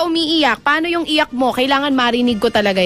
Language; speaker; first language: Filipino; native; Filipino